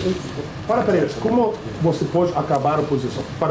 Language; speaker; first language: Portuguese; non-native, learner; English